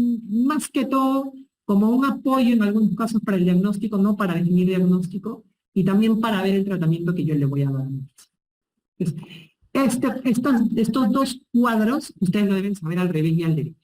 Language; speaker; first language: Spanish; native; Spanish